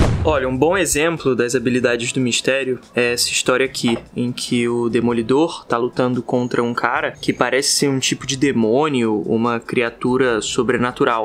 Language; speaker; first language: Portuguese; native; Portuguese